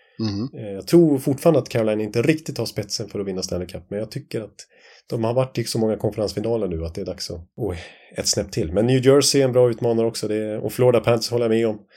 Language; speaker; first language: Swedish; native; Swedish